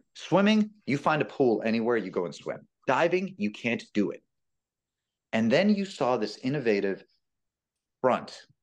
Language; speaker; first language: English; early bilingual, other home language; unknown